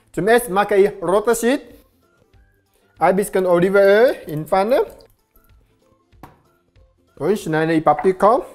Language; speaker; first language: German; non-native, learner; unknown